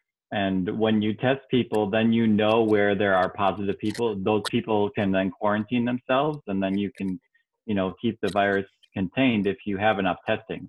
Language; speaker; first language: English; native; English